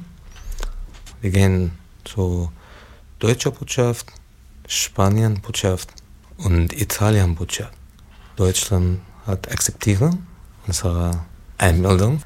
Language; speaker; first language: German; non-native, learner; Arabic